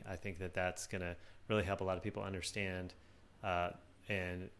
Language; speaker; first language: English; native; English